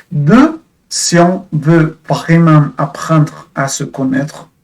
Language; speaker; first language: French; non-native, fluent; Spanish